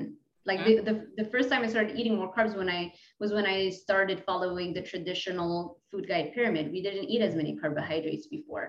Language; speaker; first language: English; non-native, fluent; Arabic